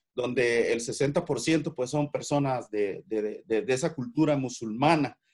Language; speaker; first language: Spanish; native; Spanish